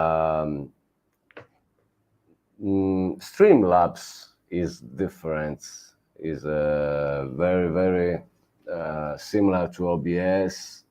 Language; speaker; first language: English; non-native, learner; Italian